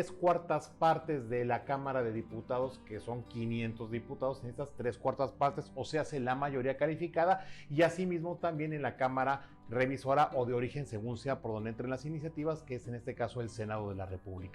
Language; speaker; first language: Spanish; native; Spanish